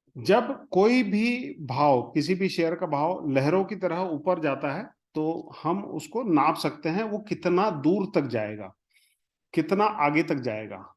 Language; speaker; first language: Hindi; non-native, local second language; Marathi